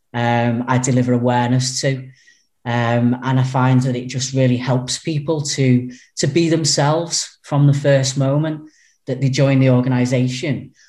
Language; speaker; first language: English; native; English